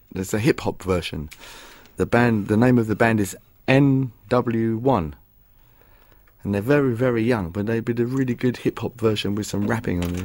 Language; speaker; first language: English; native; English